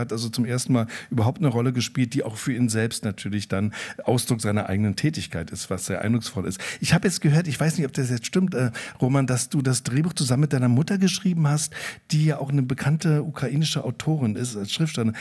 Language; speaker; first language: German; native; German